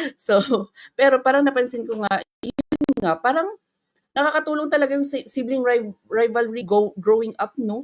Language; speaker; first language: Filipino; non-native, local second language; Iloko